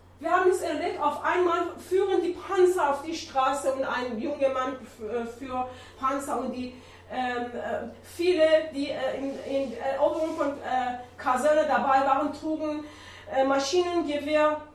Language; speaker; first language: German; non-native, learner; Persian